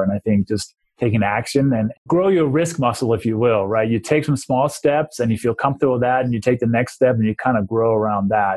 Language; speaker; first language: English; non-native, fluent; Danish